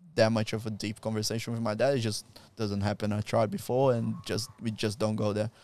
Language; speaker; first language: English; non-native, fluent; Portuguese